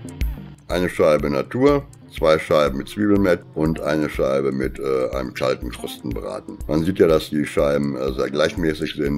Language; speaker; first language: German; native; German